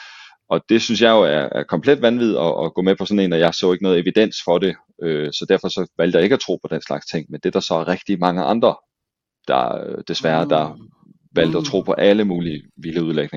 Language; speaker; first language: Danish; native; Danish